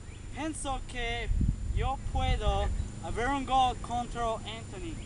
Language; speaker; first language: Spanish; non-native, learner; English